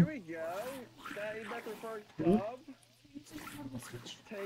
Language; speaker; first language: English; native; English